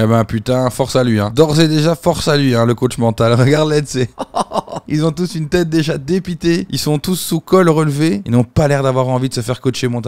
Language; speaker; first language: French; native; French